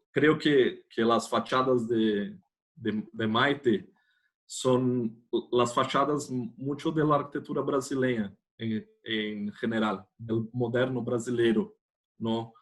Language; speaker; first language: Spanish; non-native, fluent; Portuguese